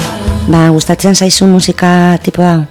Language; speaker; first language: Basque; non-native, local second language; Spanish